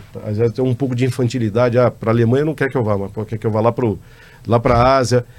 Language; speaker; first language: Portuguese; native; Portuguese